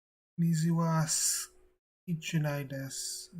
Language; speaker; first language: Japanese; non-native, learner; English